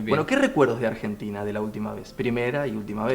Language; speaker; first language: Spanish; native; Spanish